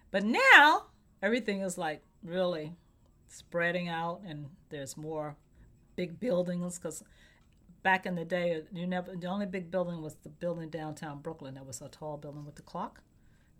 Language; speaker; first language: English; native; English